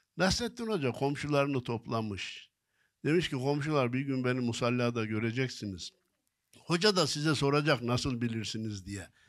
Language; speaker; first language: Turkish; native; Turkish